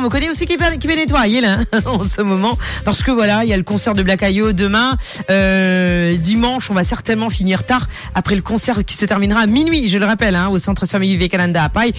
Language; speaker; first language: French; non-native, local second language; Morisyen